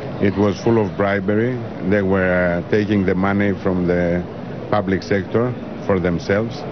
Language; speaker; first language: English; non-native, fluent; Greek